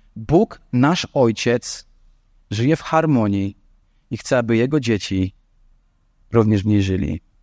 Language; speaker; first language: Polish; non-native, fluent; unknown